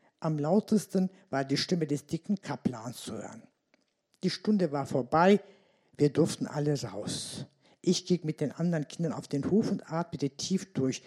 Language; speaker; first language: German; early bilingual, other home language; Turkish